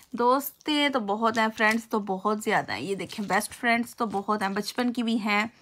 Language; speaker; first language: Urdu; native; Urdu